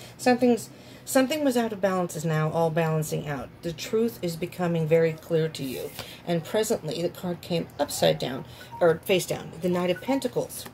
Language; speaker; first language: English; native; English